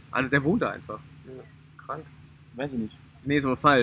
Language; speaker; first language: German; native; German